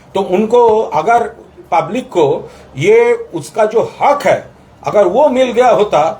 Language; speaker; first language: Hindi; non-native, local second language; Bangla